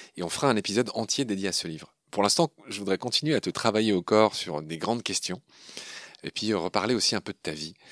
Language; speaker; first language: French; native; French